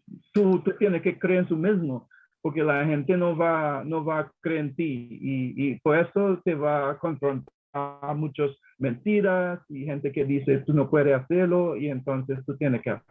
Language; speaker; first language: Spanish; non-native, learner; English